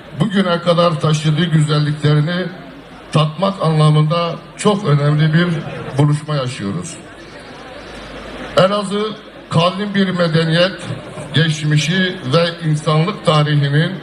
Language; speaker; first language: Turkish; native; Turkish